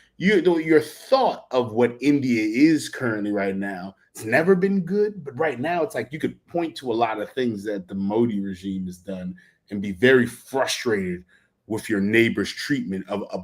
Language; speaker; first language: English; native; English